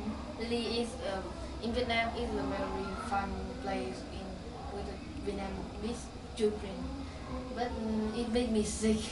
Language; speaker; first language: English; non-native, learner; Vietnamese